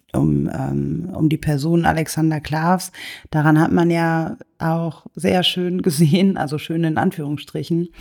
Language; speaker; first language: German; native; German